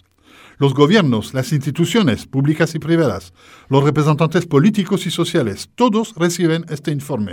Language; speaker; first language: Spanish; native; Spanish